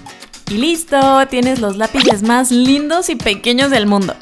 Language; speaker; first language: Spanish; native; Spanish